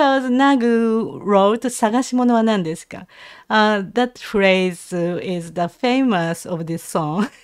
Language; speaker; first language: English; non-native, learner; Japanese